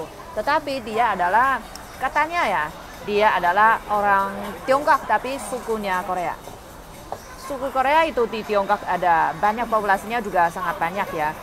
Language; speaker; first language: Indonesian; non-native, fluent; Chinese